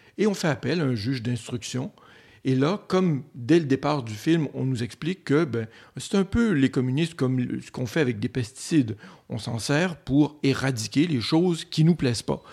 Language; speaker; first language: French; native; French